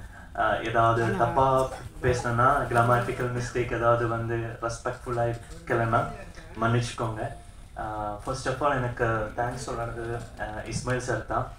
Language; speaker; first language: Tamil; non-native, learner; Malayalam